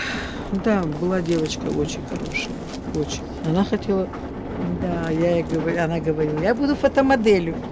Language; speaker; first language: Russian; native; Russian